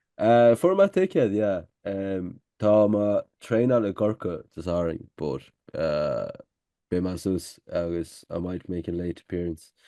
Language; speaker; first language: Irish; native; Irish